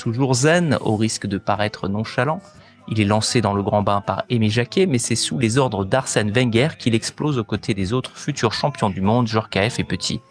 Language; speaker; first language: French; native; French